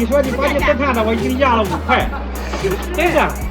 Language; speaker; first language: Chinese; native; Chinese